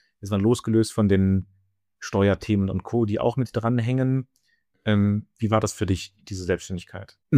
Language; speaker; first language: German; native; German